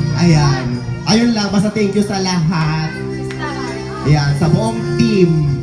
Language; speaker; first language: Filipino; non-native, local second language; Iloko